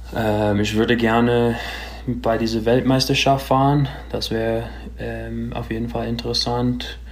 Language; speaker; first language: German; early bilingual, other home language; English